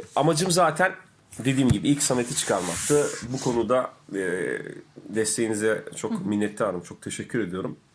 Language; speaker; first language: Turkish; native; Turkish